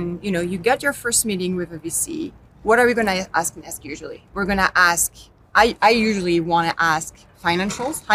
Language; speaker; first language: English; non-native, fluent; French